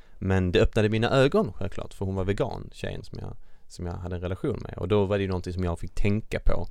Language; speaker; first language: Swedish; native; Swedish